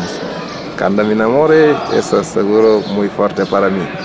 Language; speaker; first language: Spanish; non-native, learner; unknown